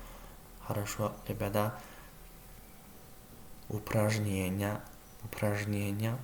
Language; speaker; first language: Russian; non-native, learner; Chinese